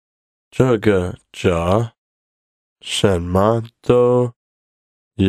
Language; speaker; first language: Chinese; non-native, learner; English